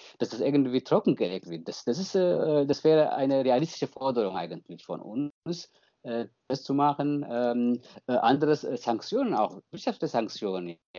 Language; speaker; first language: German; non-native, fluent; Tigrinya